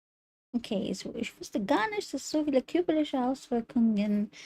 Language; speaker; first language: German; non-native, learner; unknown